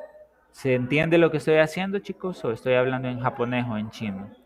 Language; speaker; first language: Spanish; native; Spanish